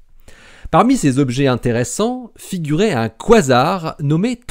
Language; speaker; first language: French; native; French